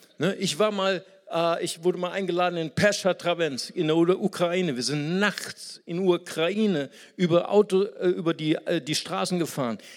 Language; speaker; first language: German; non-native, fluent; Portuguese